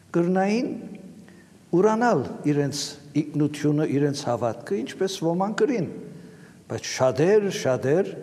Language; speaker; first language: Armenian; native; Armenian